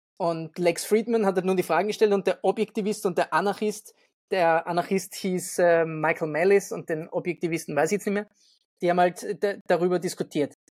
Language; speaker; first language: German; native; German